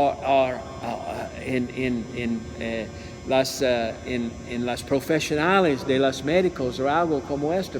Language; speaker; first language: Spanish; non-native, learner; English